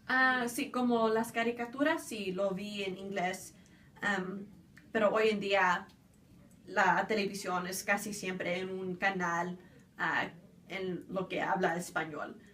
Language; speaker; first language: Spanish; early bilingual, other home language; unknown